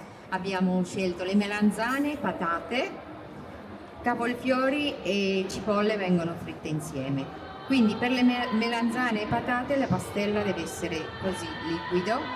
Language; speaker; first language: Italian; non-native, fluent; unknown